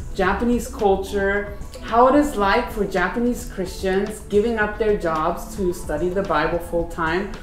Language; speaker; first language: English; native; English